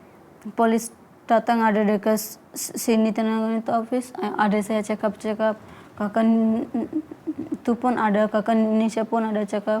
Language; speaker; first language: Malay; non-native, learner; Bangla